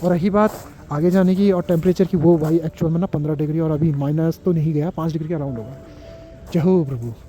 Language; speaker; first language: Hindi; native; Hindi